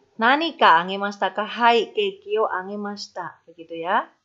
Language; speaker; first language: Japanese; non-native, fluent; Indonesian